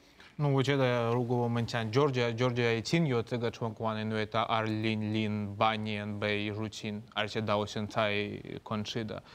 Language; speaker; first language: Chinese; non-native, fluent; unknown